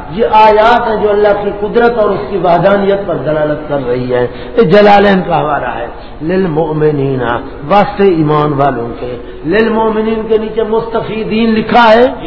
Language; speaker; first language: Urdu; non-native, local second language; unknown